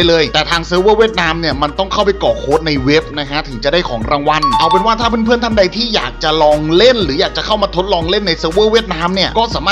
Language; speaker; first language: Thai; native; Thai